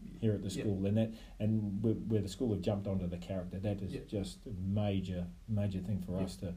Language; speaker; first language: English; native; English